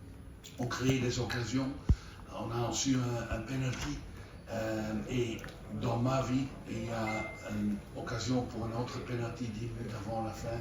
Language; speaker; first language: French; non-native, learner; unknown